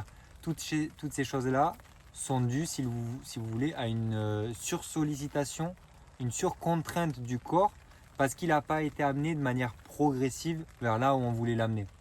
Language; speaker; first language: French; native; French